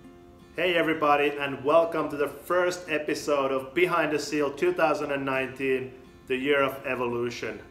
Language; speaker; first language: English; non-native, fluent; Finnish